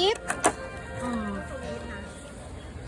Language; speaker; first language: English; non-native, local second language; Filipino